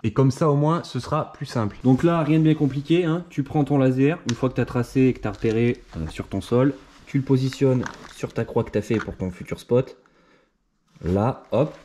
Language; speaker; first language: French; native; French